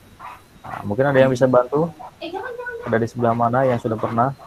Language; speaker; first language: Indonesian; native; Indonesian